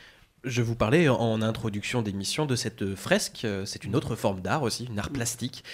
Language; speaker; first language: French; native; French